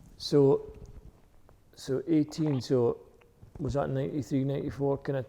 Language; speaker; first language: English; native; English